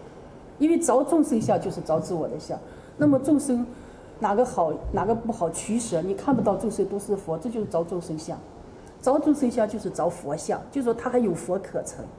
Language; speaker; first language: Chinese; native; Chinese